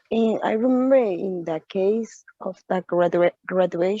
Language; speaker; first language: English; non-native, learner; Spanish